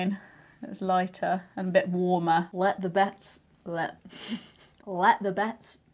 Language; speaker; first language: English; native; English